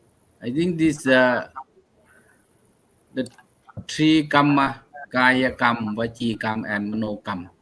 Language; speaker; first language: English; non-native, learner; Thai